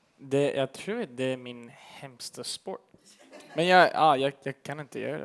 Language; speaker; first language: Swedish; early bilingual, heritage; English